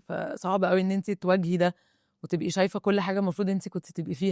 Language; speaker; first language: Arabic; native; Arabic